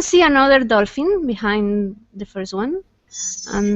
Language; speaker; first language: English; non-native, fluent; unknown